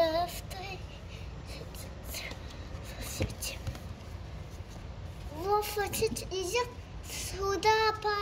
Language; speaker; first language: Russian; early bilingual, heritage; Tajik